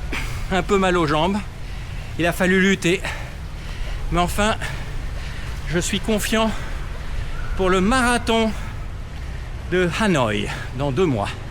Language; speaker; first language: French; native; French